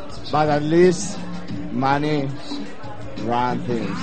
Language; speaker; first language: English; non-native, learner; Spanish